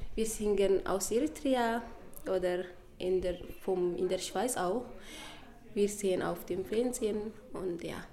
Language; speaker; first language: German; non-native, fluent; Tigrinya